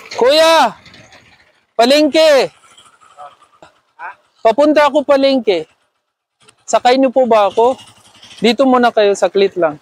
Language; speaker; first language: Filipino; non-native, learner; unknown